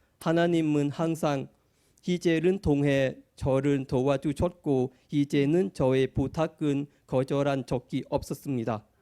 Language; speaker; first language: Korean; non-native, fluent; Thai